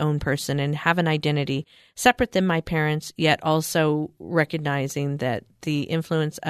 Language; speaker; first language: English; native; English